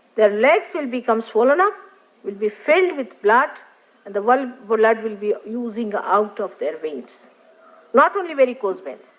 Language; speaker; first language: English; non-native, local second language; Marathi